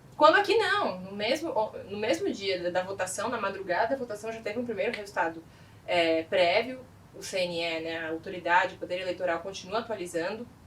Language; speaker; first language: Portuguese; native; Portuguese